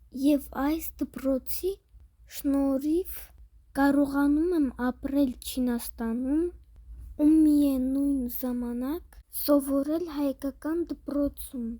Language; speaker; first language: Armenian; early bilingual, heritage; Armenian